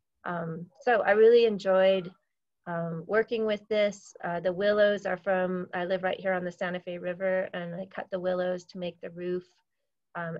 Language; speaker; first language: English; native; English